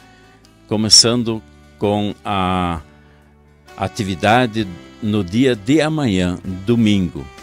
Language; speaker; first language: Portuguese; native; Portuguese